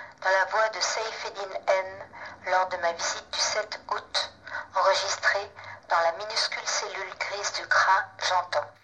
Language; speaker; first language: French; native; French